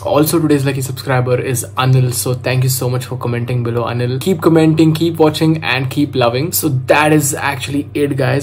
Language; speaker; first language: English; non-native, local second language; Marathi